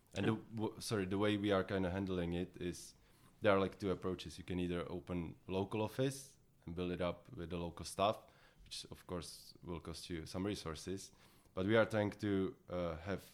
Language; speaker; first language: English; non-native, fluent; Czech